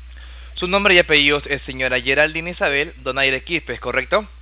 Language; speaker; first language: Spanish; native; Spanish